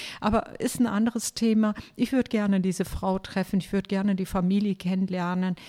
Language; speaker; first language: German; non-native, fluent; Turkish